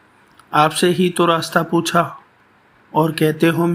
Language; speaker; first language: Hindi; native; Hindi